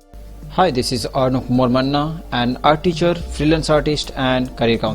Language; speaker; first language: English; non-native, local second language; Hindi